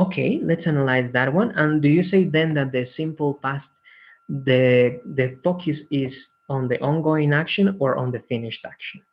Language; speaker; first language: English; non-native, fluent; Spanish